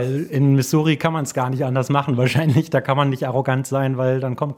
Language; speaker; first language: German; native; German